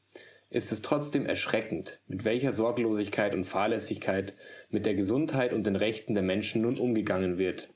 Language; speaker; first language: German; native; German